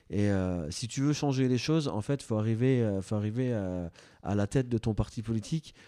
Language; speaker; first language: French; native; French